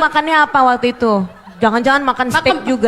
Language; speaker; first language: Indonesian; native; Indonesian